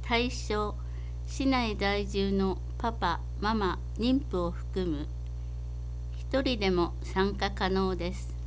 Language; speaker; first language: Japanese; native; Japanese